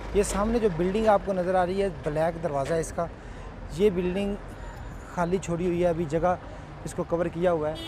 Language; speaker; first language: Urdu; non-native, local second language; Punjabi